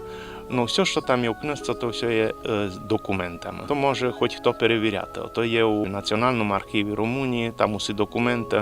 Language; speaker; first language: Ukrainian; early bilingual, heritage; Rusyn